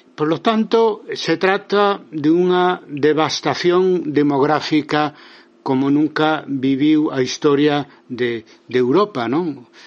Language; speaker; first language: Galician; native; Galician